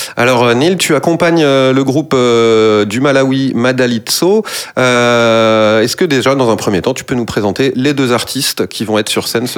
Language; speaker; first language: French; native; French